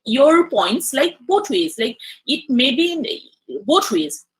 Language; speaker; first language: English; non-native, local second language; Assamese